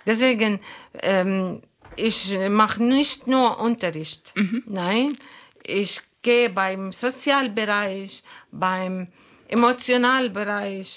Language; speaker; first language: German; non-native, learner; Arabic